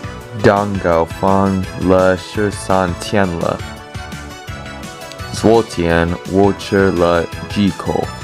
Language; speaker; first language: Chinese; non-native, learner; English